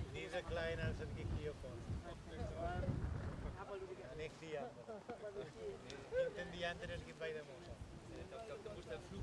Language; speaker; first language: German; non-native, learner; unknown